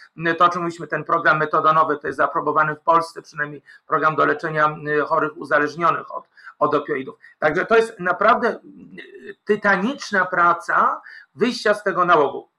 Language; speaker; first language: Polish; native; Polish